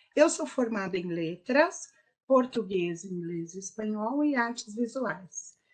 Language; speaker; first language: Portuguese; native; Portuguese